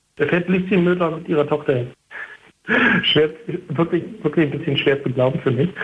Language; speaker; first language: German; native; German